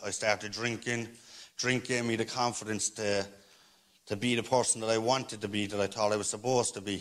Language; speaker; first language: English; native; English